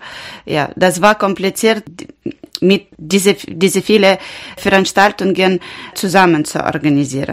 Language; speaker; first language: German; non-native, learner; Ukrainian